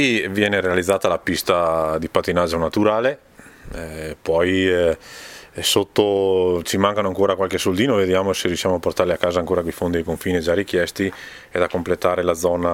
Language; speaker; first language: Italian; native; Italian